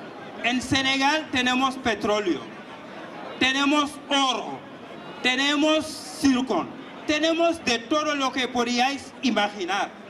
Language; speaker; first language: Spanish; non-native, fluent; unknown